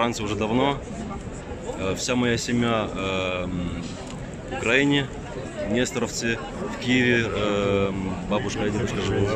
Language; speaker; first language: Russian; early bilingual, heritage; French